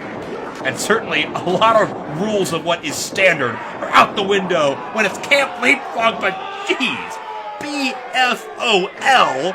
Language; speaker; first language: English; native; English